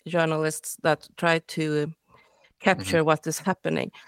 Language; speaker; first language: English; non-native, fluent; Swedish